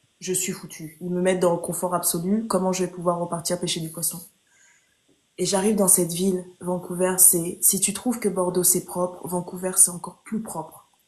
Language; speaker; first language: French; early bilingual, other home language; Haitian Creole